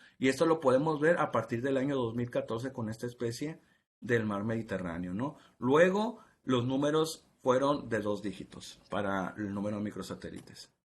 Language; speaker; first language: Spanish; native; Spanish